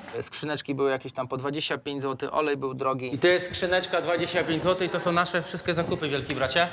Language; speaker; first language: Polish; native; Polish